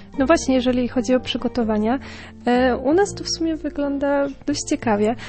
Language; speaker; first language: Polish; native; Polish